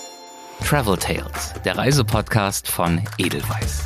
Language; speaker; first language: German; native; German